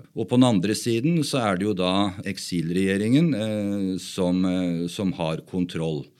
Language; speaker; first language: Norwegian; native; Norwegian